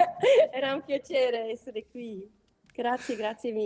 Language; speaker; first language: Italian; non-native, learner; German